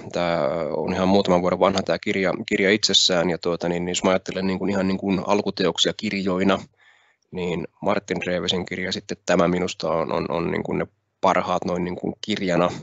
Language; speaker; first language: Finnish; native; Finnish